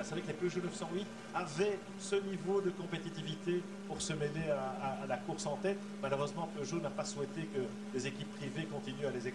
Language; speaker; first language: French; native; French